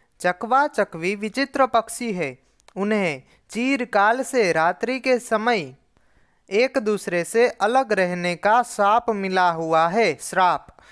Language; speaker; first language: Hindi; non-native, local second language; Gujarati